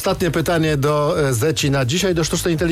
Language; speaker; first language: Polish; native; Polish